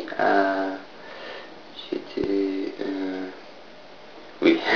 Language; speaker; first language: French; non-native, learner; English